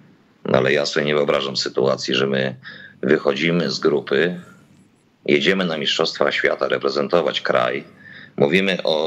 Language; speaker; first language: Polish; native; Polish